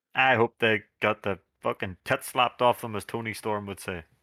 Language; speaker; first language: English; native; English